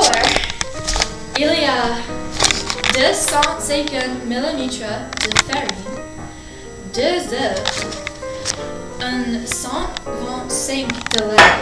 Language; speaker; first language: French; non-native, learner; English